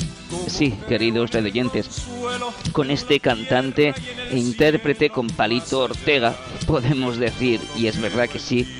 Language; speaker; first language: Spanish; native; Spanish